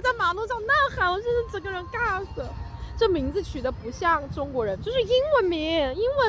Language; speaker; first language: Chinese; native; Chinese